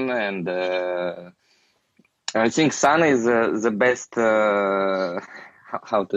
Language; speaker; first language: English; non-native, learner; Russian